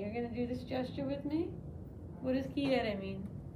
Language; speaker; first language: English; native; English